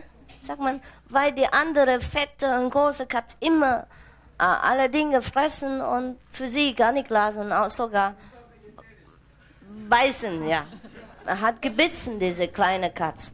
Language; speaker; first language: German; non-native, fluent; Vietnamese